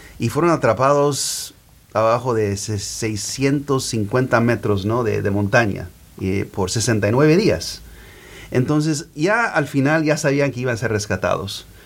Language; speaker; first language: Spanish; early bilingual, heritage; Spanish